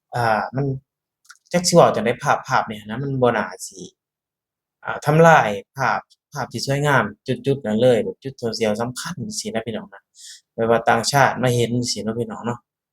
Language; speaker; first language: Thai; native; Thai